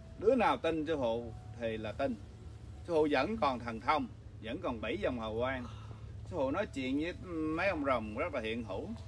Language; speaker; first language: Vietnamese; early bilingual, other home language; English